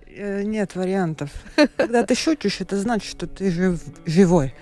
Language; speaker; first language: Russian; non-native, local second language; Latvian